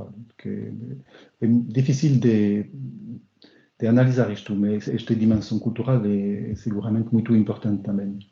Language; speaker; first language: Portuguese; non-native, learner; French